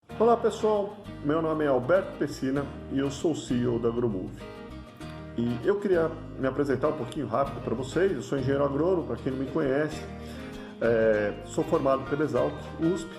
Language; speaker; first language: Portuguese; native; Portuguese